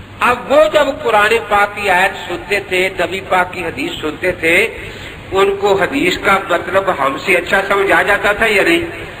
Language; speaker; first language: Urdu; non-native, local second language; Punjabi